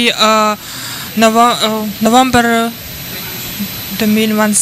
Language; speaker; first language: French; non-native, learner; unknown